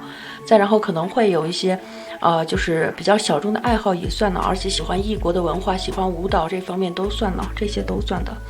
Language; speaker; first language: Chinese; native; Chinese